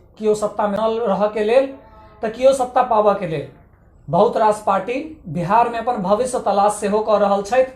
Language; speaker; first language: Maithili; native; Maithili